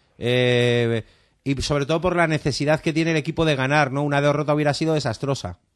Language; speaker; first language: Spanish; native; Spanish